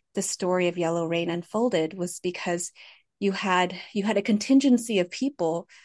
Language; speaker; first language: English; early bilingual, other home language; Hmong